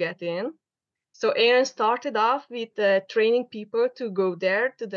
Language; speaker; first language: English; non-native, fluent; Hungarian